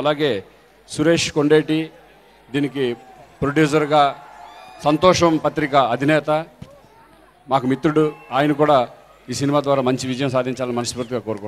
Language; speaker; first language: Telugu; native; Telugu